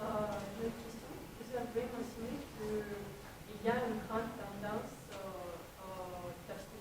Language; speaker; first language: French; non-native, learner; Russian